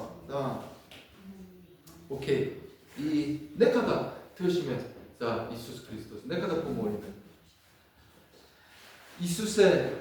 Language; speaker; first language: Bulgarian; non-native, learner; Korean